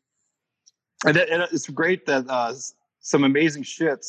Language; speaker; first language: English; native; English